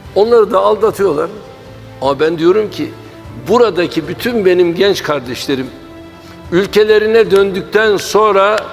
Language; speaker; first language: Turkish; native; Turkish